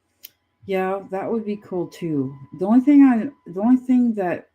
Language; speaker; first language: English; native; English